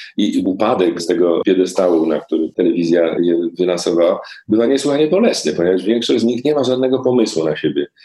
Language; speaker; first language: Polish; native; Polish